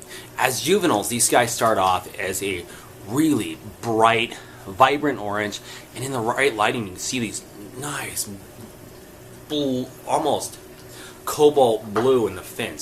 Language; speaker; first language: English; native; English